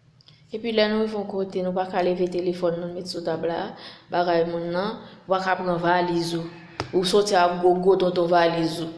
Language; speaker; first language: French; non-native, local second language; Haitian Creole